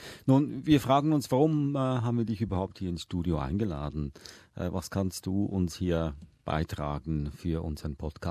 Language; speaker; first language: German; native; German